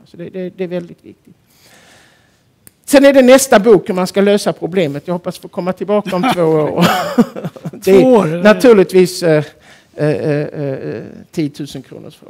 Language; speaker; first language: Swedish; native; Swedish